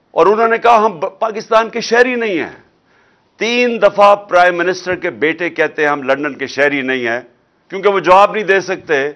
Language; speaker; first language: Urdu; non-native, local second language; Punjabi